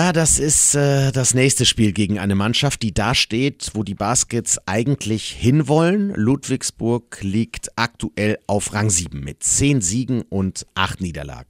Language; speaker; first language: German; native; German